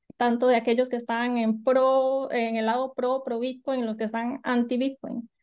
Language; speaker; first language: Spanish; native; Spanish